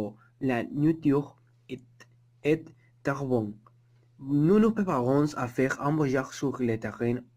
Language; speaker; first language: French; non-native, learner; Spanish